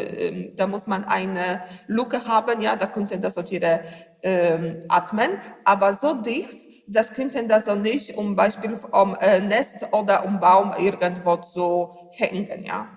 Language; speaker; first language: German; non-native, learner; Polish